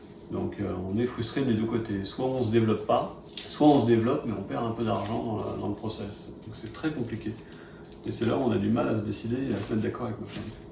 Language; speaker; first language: French; native; French